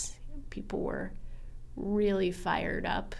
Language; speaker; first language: English; native; English